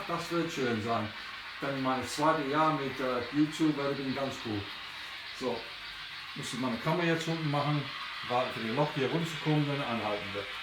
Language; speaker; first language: German; non-native, fluent; English